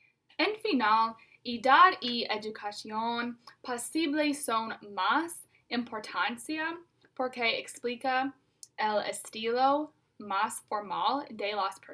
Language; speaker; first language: Spanish; non-native, learner; English